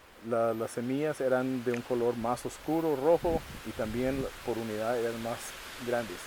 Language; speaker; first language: Spanish; native; Spanish